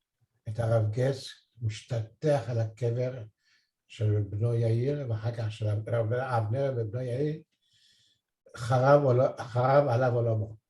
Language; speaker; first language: Hebrew; early bilingual, other home language; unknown